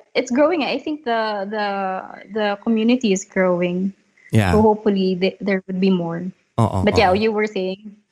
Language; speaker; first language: English; non-native, local second language; Filipino